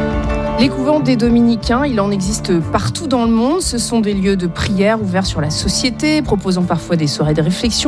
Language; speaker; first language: French; native; French